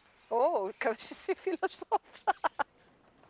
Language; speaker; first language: French; non-native, local second language; English